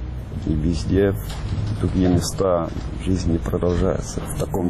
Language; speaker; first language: Russian; non-native, fluent; Estonian